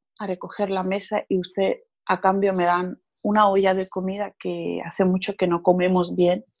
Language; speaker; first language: Spanish; non-native, fluent; Georgian